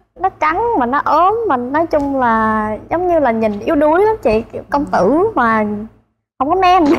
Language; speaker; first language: Vietnamese; early bilingual, other home language; English